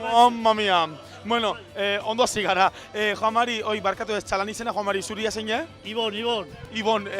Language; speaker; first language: Basque; native; Basque